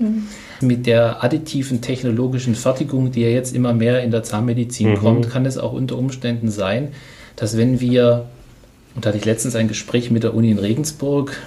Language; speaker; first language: German; native; German